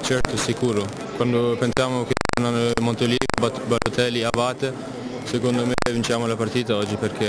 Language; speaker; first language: Italian; non-native, learner; German